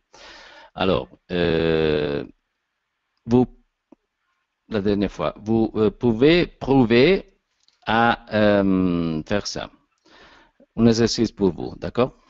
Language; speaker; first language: French; non-native, learner; Italian